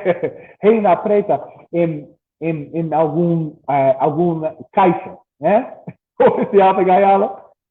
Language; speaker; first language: Portuguese; non-native, learner; English